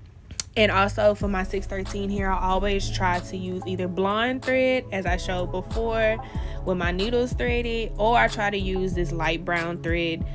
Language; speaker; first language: English; native; English